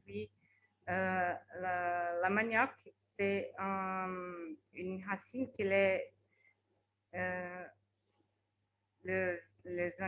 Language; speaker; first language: French; non-native, fluent; Portuguese